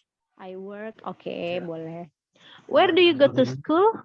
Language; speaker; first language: English; non-native, fluent; Indonesian